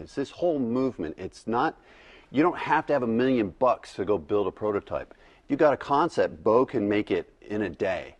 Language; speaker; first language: English; native; English